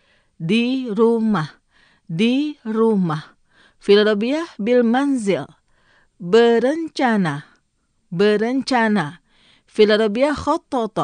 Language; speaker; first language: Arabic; non-native, fluent; Indonesian